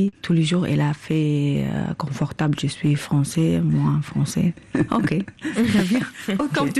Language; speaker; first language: French; non-native, learner; Arabic